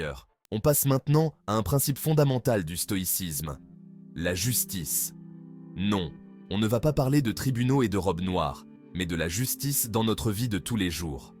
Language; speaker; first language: French; native; French